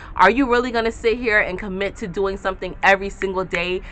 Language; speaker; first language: English; native; English